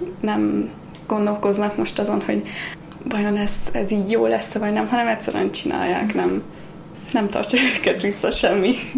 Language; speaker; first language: Hungarian; early bilingual, heritage; Hungarian